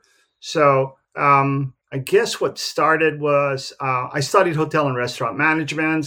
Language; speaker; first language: English; native; English